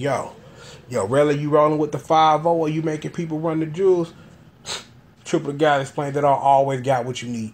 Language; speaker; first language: English; native; English